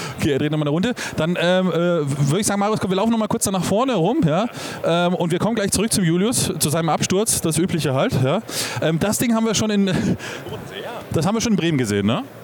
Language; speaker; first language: German; native; German